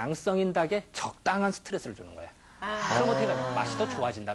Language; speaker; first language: Korean; native; Korean